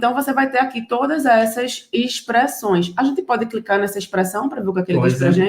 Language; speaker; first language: Portuguese; native; Portuguese